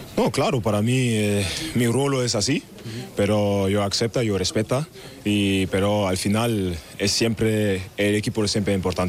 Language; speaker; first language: Spanish; non-native, learner; German